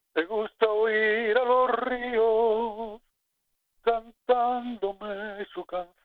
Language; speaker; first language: Spanish; native; Spanish